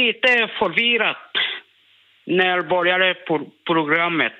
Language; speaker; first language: Swedish; non-native, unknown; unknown